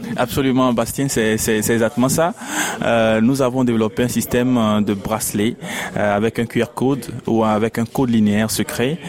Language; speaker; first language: French; non-native, local second language; Ewe